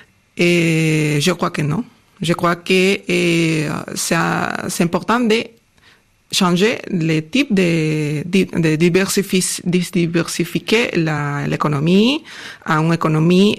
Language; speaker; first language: French; non-native, learner; Spanish